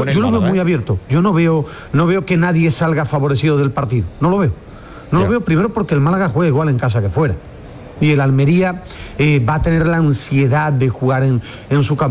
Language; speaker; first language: Spanish; native; Spanish